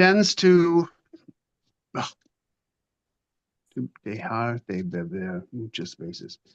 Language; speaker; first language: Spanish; non-native, learner; English